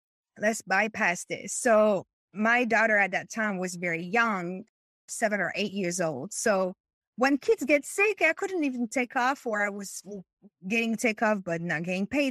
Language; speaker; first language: English; non-native, fluent; French